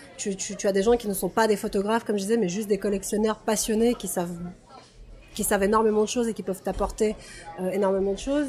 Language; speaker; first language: French; non-native, fluent; Russian